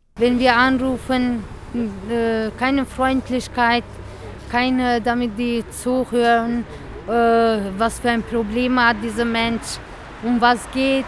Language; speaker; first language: German; non-native, learner; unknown